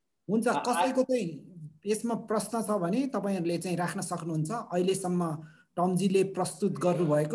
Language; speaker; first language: Nepali; native; Nepali